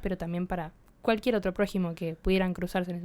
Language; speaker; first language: Spanish; native; Spanish